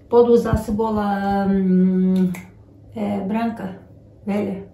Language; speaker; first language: Portuguese; non-native, learner; Ukrainian